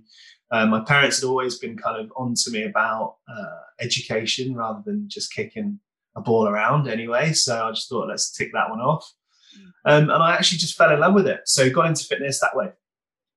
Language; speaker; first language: English; native; English